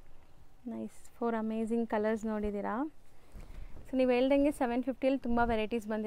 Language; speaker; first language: Kannada; native; Kannada